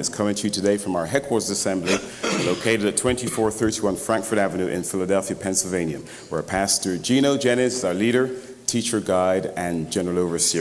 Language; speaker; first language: English; native; English